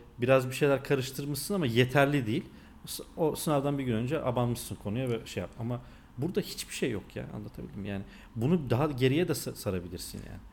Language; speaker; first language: Turkish; native; Turkish